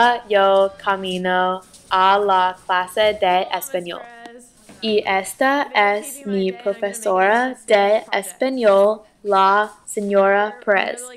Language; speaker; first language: Spanish; non-native, learner; English